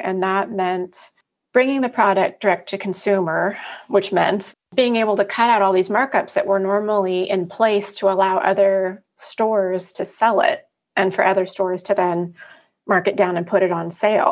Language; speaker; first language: English; native; English